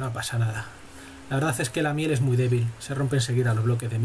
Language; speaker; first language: Spanish; native; Spanish